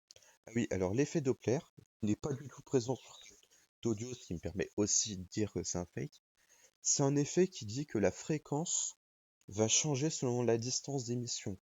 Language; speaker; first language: French; native; French